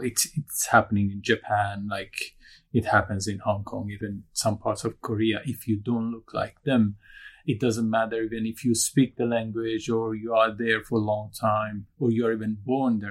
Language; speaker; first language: English; non-native, fluent; Turkish